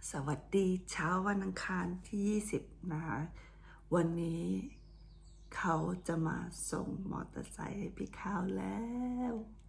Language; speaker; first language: Thai; native; Thai